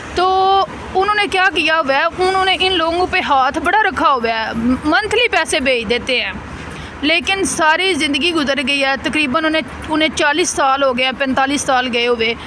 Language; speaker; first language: Urdu; non-native, local second language; Punjabi